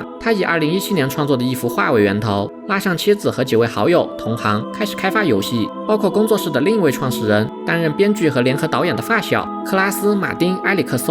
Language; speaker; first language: Chinese; native; Chinese